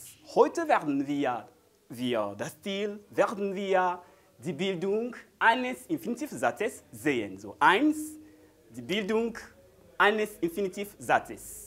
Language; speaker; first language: German; non-native, learner; French